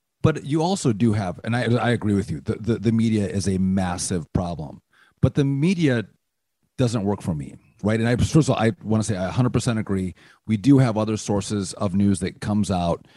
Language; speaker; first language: English; native; English